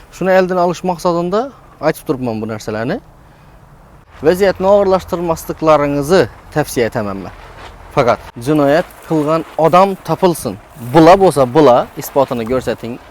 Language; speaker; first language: Uzbek; native; Uzbek